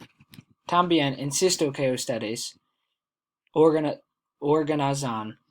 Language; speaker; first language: Spanish; non-native, learner; English